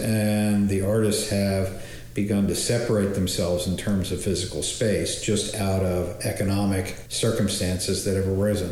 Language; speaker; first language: English; native; English